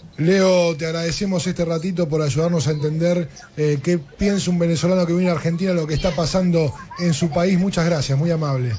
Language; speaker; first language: Spanish; native; Spanish